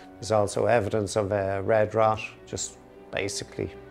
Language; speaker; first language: English; native; English